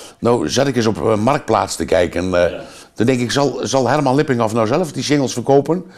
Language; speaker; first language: Dutch; native; Dutch